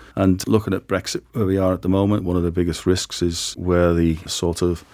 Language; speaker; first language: English; native; English